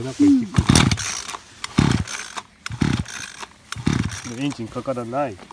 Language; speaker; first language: Japanese; native; Japanese